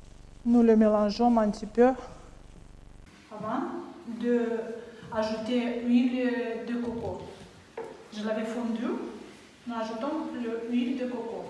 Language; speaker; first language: French; non-native, learner; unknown